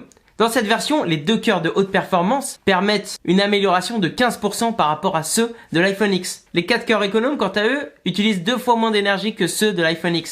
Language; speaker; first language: French; native; French